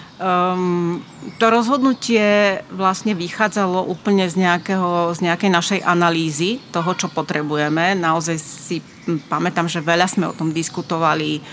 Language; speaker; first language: Slovak; native; Slovak